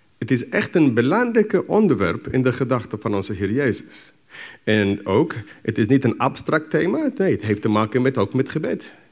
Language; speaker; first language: Dutch; non-native, fluent; English